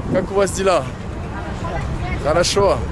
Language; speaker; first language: Russian; non-native, learner; French